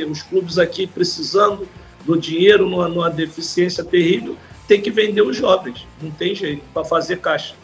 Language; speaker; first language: Portuguese; native; Portuguese